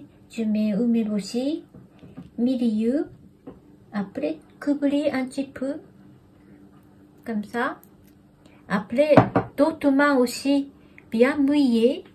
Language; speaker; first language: French; non-native, learner; Japanese